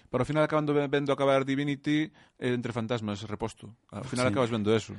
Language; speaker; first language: Galician; native; Galician